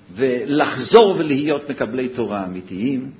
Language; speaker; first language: Hebrew; native; Hebrew